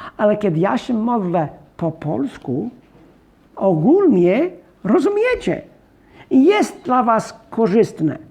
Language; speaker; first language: Polish; non-native, fluent; English